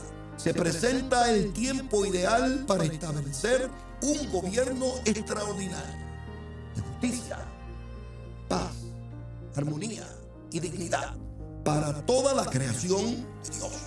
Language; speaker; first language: Spanish; native; Spanish